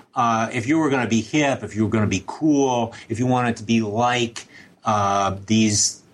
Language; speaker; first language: English; native; English